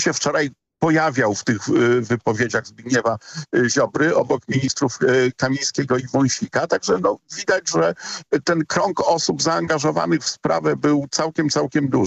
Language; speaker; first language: Polish; native; Polish